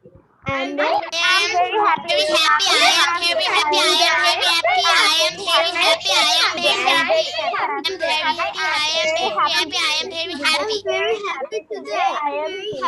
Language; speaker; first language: English; non-native, learner; Bangla